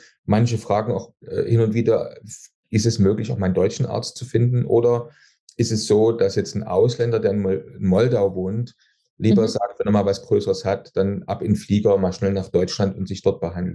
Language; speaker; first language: German; native; German